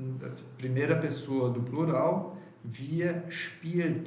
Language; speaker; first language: German; non-native, fluent; Portuguese